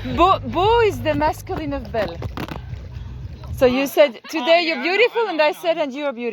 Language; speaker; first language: English; non-native, fluent; French